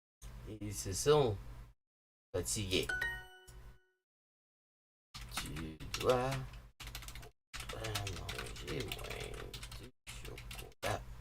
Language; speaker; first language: French; non-native, learner; English